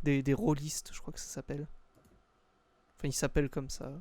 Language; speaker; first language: French; native; French